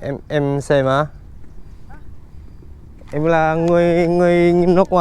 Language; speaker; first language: Vietnamese; non-native, learner; Filipino